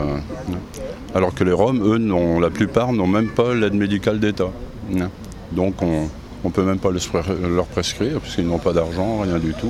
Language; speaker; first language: French; native; French